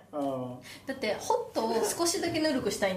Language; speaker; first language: Japanese; native; Japanese